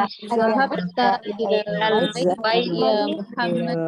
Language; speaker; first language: Arabic; non-native, learner; Indonesian